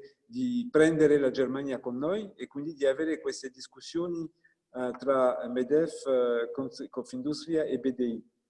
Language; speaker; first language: Italian; non-native, fluent; French